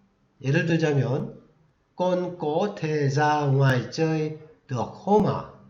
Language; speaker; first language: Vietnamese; non-native, fluent; Korean